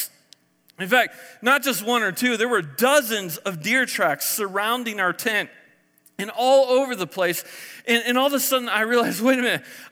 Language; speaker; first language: English; native; English